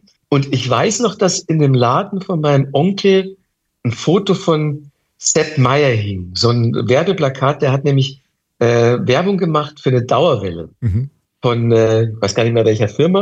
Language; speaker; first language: German; native; German